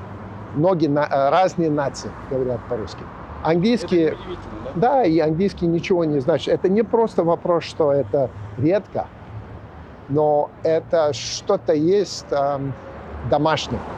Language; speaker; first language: Russian; non-native, fluent; English